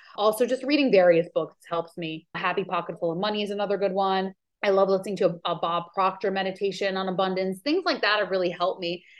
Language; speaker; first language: English; native; English